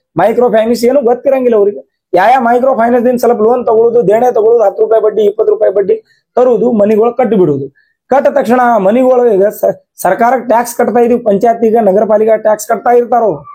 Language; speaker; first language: Kannada; non-native, local second language; Lambadi